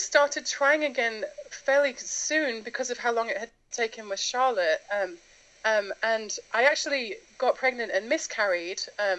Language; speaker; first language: English; native; English